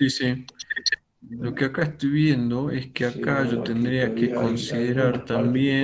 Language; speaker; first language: Spanish; native; Spanish